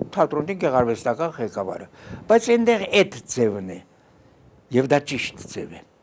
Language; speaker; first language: Armenian; early bilingual, heritage; Armenian